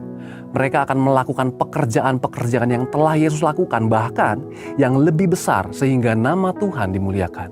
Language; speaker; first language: Indonesian; native; Indonesian